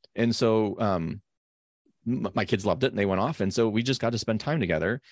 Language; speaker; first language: English; native; English